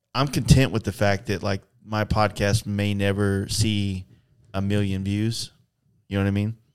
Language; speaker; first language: English; native; English